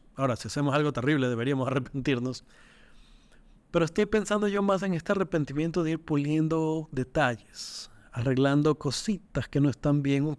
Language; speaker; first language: Spanish; native; Spanish